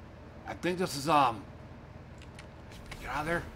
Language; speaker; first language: English; native; English